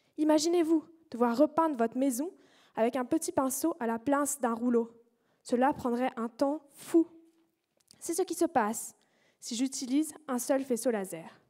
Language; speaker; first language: French; native; French